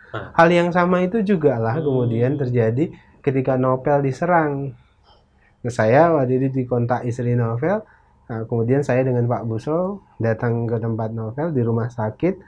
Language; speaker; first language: Indonesian; native; Indonesian